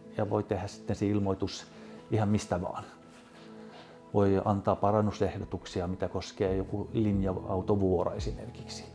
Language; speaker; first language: Finnish; non-native, local second language; Swedish